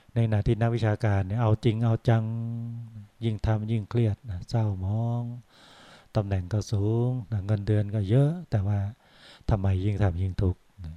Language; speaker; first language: Thai; native; Thai